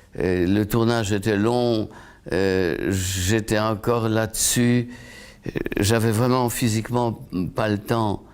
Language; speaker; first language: French; non-native, fluent; Polish